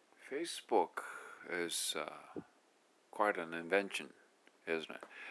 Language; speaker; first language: English; non-native, fluent; Japanese